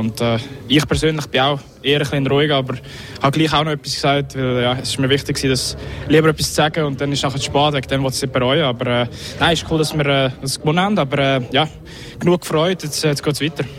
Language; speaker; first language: German; native; German